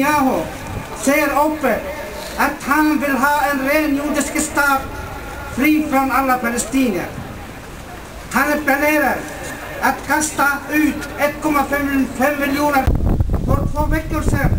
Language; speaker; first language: Swedish; non-native, fluent; Arabic